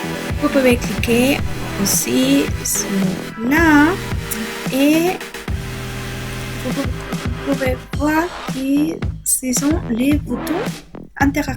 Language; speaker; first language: French; non-native, learner; Spanish